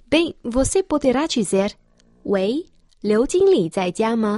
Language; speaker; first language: Portuguese; non-native, fluent; Chinese